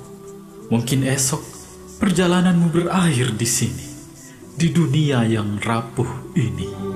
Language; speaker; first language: Indonesian; native; Indonesian